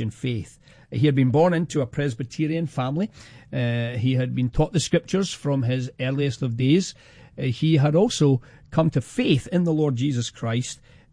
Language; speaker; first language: English; native; English